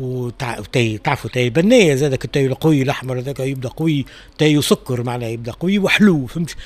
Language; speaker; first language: Arabic; native; Arabic